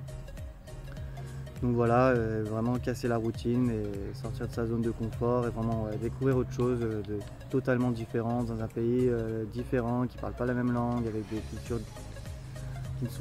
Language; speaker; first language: French; native; French